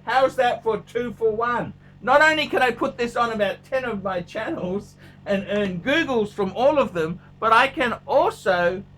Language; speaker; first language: English; native; English